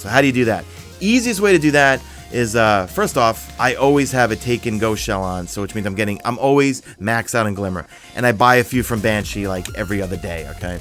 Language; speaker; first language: English; native; English